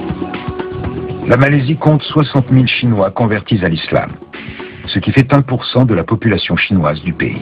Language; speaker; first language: French; native; French